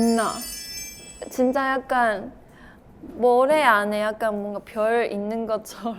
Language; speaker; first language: Korean; non-native, fluent; Chinese